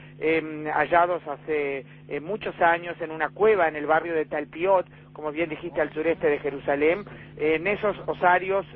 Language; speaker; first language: Spanish; native; Spanish